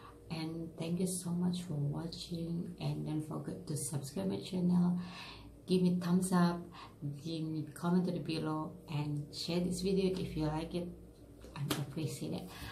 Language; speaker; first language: English; non-native, learner; Indonesian